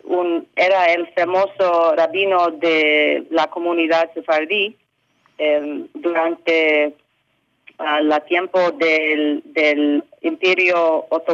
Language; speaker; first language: Spanish; early bilingual, heritage; English